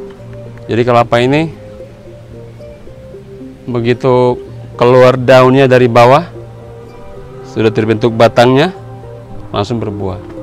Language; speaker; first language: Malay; non-native, local second language; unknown